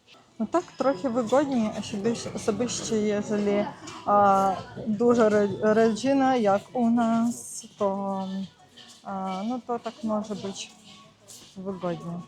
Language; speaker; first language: Polish; non-native, learner; Russian